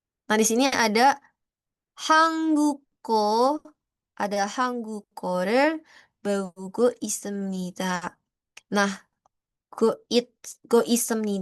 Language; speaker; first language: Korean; non-native, fluent; Indonesian